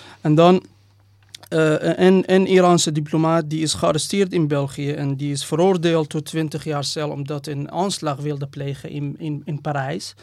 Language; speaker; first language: Dutch; non-native, fluent; Persian